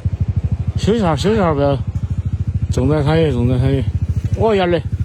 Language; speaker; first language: Chinese; native; Chinese